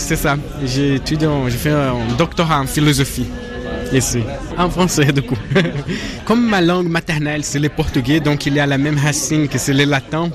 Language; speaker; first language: French; non-native, learner; Portuguese